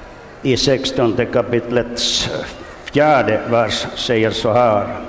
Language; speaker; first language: Swedish; non-native, local second language; Finnish